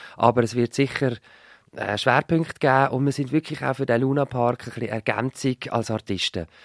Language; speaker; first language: German; native; German